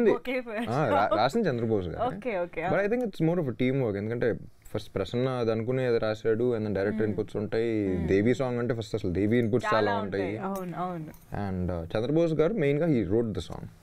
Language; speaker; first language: Telugu; native; Telugu